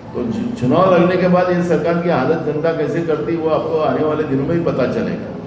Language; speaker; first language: Hindi; non-native, local second language; Marathi